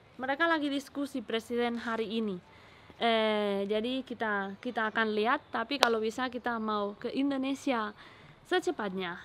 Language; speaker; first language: Indonesian; non-native, learner; Spanish